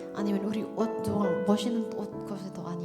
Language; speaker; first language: Korean; non-native, learner; Indonesian